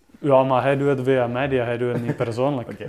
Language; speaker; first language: Dutch; non-native, fluent; Czech